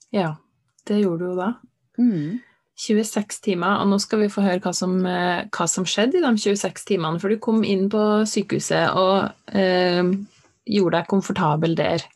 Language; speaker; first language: Norwegian; native; Norwegian